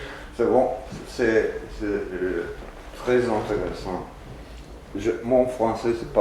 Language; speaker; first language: French; non-native, learner; Portuguese